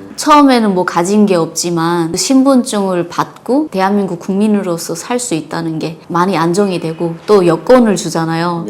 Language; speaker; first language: Korean; native; Korean